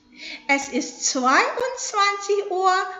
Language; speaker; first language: German; non-native, fluent; Indonesian